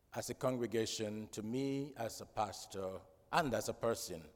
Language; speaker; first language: English; non-native, local second language; Krio